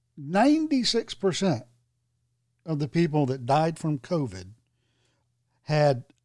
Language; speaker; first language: English; native; English